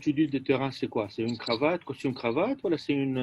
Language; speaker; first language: French; non-native, local second language; Arabic